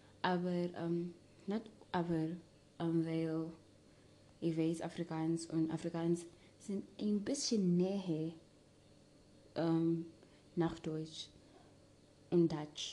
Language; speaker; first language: German; non-native, learner; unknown